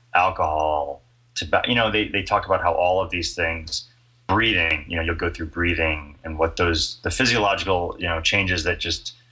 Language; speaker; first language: English; native; English